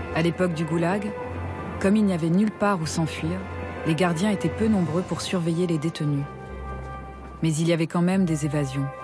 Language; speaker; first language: French; non-native, fluent; Russian